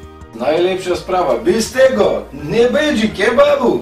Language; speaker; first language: Polish; non-native, fluent; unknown